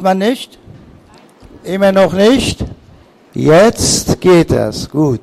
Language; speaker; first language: German; non-native, fluent; Persian